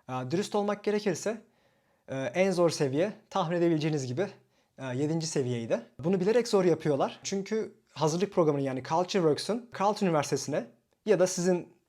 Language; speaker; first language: Turkish; native; Turkish